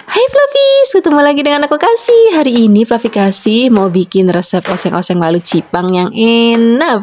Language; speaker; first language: Indonesian; native; Indonesian